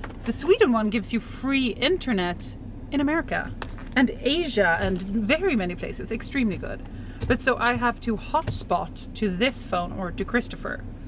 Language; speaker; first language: English; non-native, fluent; Swedish